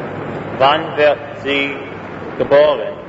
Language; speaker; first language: German; non-native, learner; English